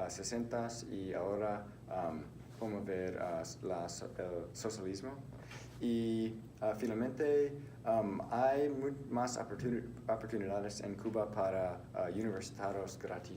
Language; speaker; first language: Spanish; non-native, learner; English